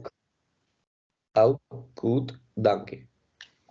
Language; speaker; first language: German; non-native, learner; Hindi